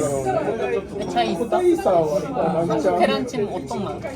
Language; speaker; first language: Korean; non-native, learner; Japanese